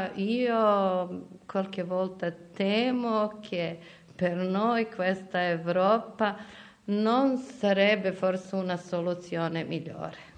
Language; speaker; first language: Italian; non-native, fluent; Serbian